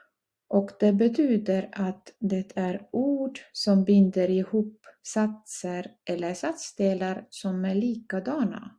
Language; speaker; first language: Swedish; non-native, fluent; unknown